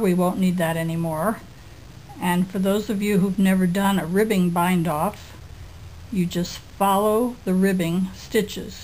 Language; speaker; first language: English; native; English